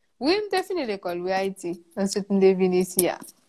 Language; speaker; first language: French; non-native, local second language; Haitian Creole